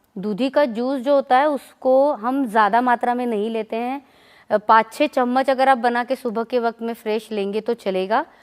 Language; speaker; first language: Hindi; non-native, local second language; Marathi